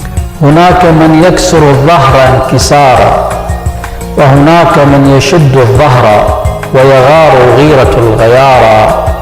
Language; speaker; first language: Arabic; native; Arabic